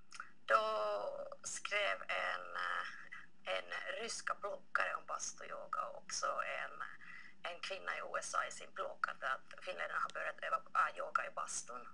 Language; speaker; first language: Swedish; non-native, local second language; Finnish